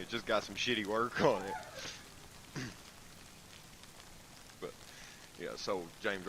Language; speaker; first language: English; native; English